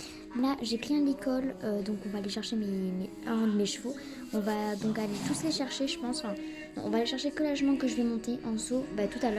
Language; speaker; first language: French; native; French